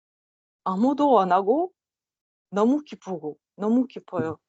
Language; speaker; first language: Korean; non-native, learner; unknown